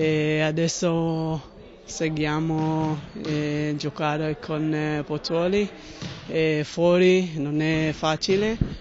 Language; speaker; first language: Italian; non-native, learner; Hebrew